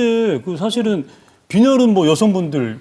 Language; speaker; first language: Korean; native; Korean